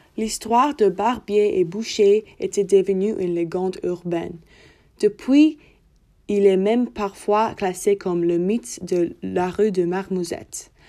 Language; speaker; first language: French; non-native, learner; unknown